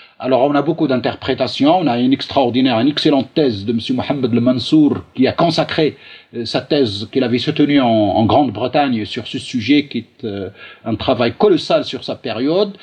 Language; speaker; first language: French; non-native, local second language; Arabic